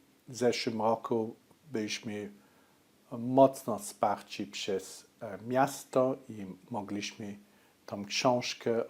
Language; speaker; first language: Polish; early bilingual, heritage; Polish